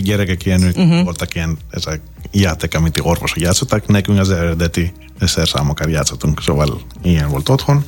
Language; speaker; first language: Hungarian; non-native, fluent; Greek